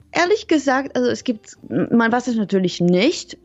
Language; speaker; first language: German; non-native, fluent; Hebrew